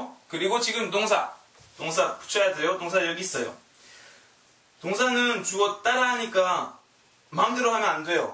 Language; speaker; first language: Korean; non-native, learner; French